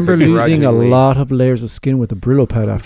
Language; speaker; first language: English; native; English